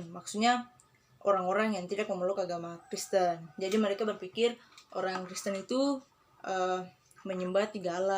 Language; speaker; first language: Indonesian; native; Indonesian